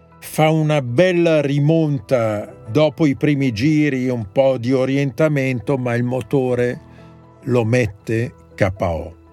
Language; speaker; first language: Italian; native; Italian